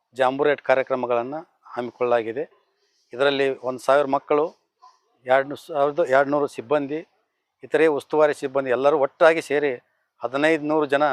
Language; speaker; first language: Kannada; native; Kannada